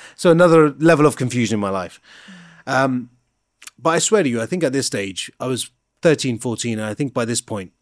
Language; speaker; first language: English; native; English